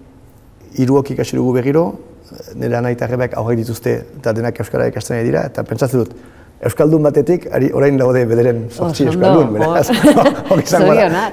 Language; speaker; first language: Basque; non-native, local second language; French